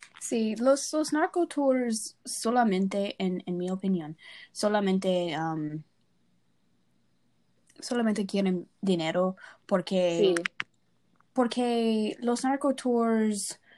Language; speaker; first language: Spanish; non-native, learner; English